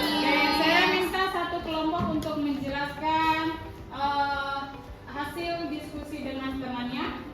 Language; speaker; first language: Indonesian; native; Indonesian